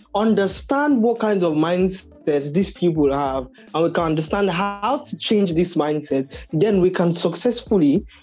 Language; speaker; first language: English; non-native, local second language; Yoruba